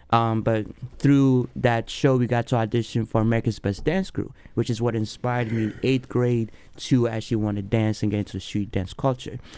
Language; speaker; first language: English; early bilingual, other home language; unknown